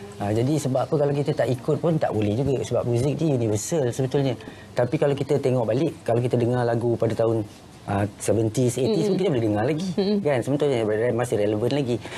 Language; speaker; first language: Malay; native; Malay